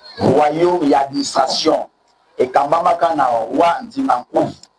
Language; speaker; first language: Lingala; non-native, local second language; Kongo